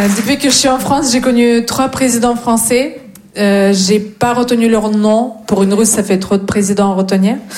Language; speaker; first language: French; non-native, fluent; Russian